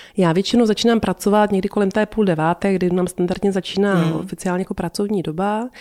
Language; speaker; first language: Czech; native; Czech